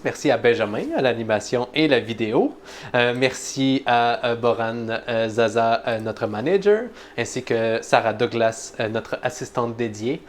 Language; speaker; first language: French; native; French